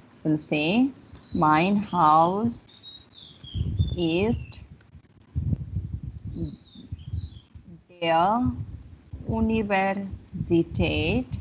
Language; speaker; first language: German; non-native, fluent; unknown